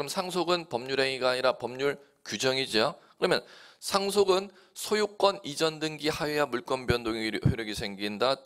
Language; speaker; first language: Korean; native; Korean